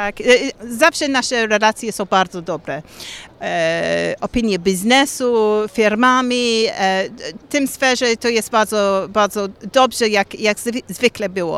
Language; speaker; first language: Polish; non-native, learner; English